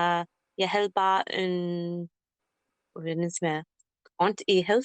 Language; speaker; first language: Danish; non-native, learner; English